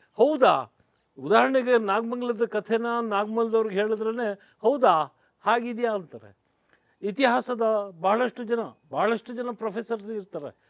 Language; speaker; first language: Kannada; non-native, local second language; Urdu